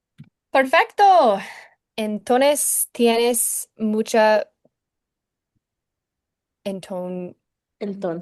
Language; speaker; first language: Spanish; non-native, learner; English